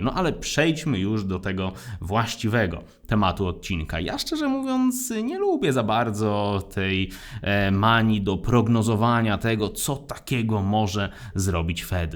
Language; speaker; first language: Polish; native; Polish